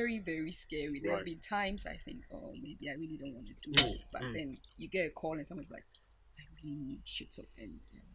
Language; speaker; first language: English; non-native, local second language; Ga